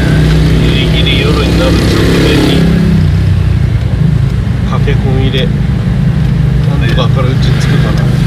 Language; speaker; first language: Japanese; native; Japanese